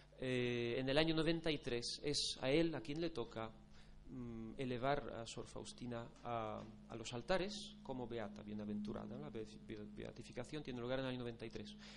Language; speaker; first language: Spanish; non-native, fluent; Polish